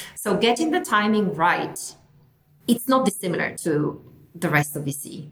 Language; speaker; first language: English; non-native, fluent; Italian